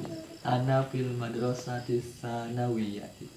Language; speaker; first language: Arabic; non-native, learner; Indonesian